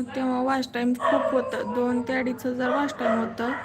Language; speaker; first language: Marathi; non-native, local second language; Kannada